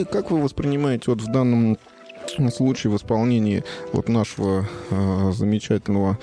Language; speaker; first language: Russian; native; Russian